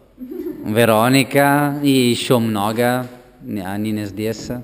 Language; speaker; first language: Russian; non-native, learner; Italian